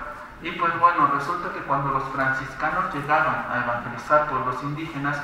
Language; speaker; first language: Spanish; native; Spanish